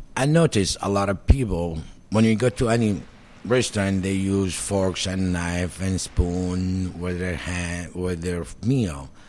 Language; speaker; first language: English; non-native, fluent; Arabic